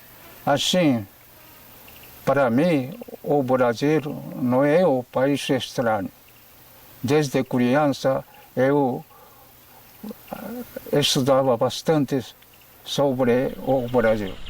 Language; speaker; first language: Portuguese; non-native, fluent; Japanese